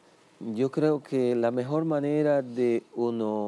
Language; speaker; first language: Spanish; native; Spanish